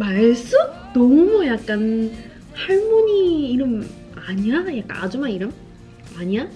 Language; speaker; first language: Korean; non-native, fluent; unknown